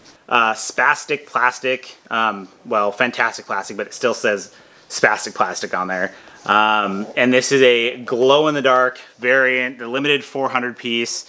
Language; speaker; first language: English; native; English